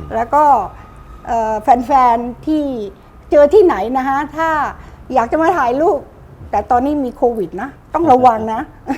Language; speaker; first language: Thai; native; Thai